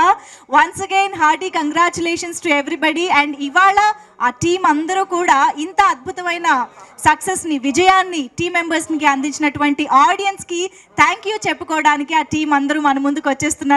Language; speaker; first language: Telugu; native; Telugu